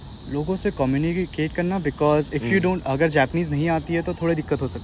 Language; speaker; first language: Hindi; native; Hindi